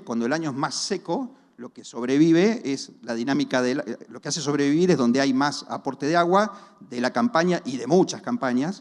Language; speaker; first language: Spanish; native; Spanish